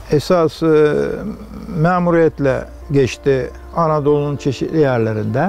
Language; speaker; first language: Turkish; native; Turkish